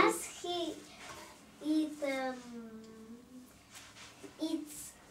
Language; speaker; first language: English; non-native, learner; Russian